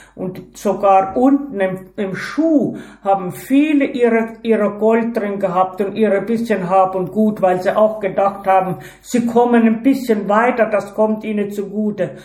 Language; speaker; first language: German; early bilingual, heritage; Ukrainian